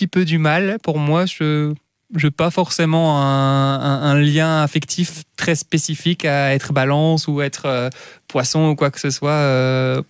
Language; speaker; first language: French; native; French